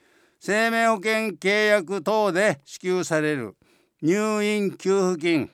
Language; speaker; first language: Japanese; native; Japanese